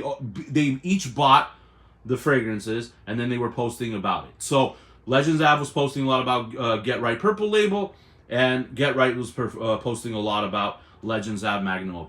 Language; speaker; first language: English; native; English